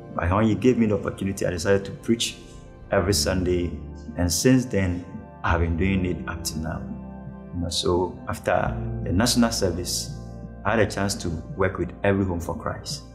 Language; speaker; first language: English; non-native, local second language; Akan